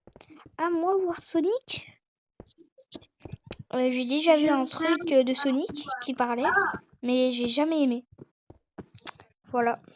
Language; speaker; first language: French; native; French